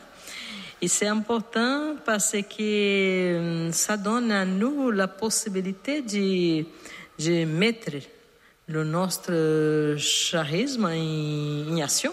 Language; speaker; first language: French; non-native, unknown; Portuguese